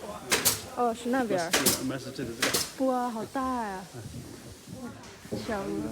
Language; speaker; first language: Chinese; non-native, learner; Indonesian